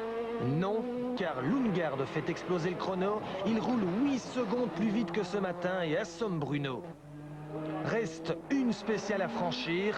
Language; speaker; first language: French; native; French